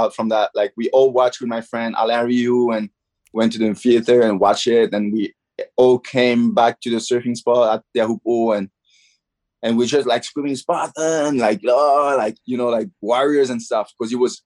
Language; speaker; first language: English; non-native, fluent; French